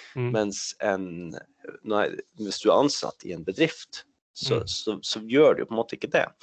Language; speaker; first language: Swedish; non-native, fluent; Norwegian